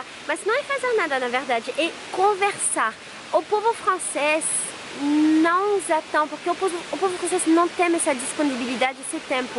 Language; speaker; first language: Portuguese; non-native, fluent; French